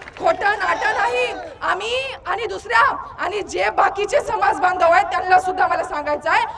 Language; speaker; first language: Marathi; non-native, local second language; Lambadi